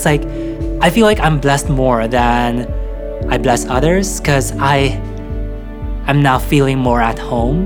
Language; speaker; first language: English; non-native, local second language; Filipino